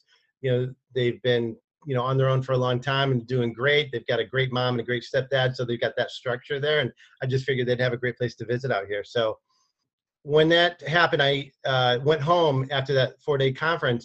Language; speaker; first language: English; native; English